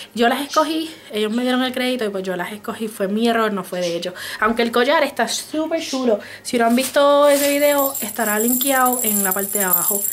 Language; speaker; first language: Spanish; native; Spanish